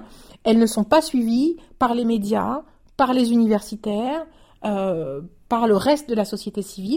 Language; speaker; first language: French; native; French